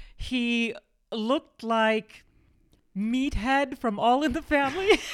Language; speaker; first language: English; early bilingual, other home language; German